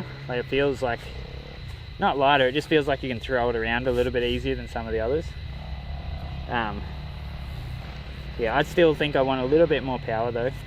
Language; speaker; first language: English; native; English